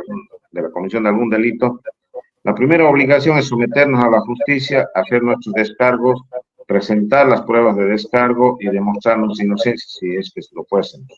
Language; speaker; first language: Spanish; native; Spanish